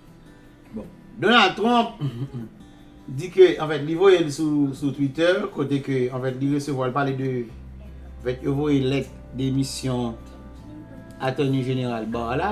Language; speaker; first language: Haitian Creole; native; Haitian Creole